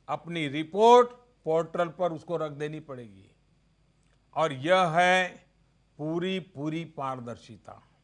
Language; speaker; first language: Hindi; non-native, local second language; Gujarati